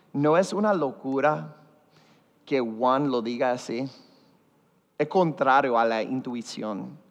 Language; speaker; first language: Spanish; early bilingual, heritage; Spanish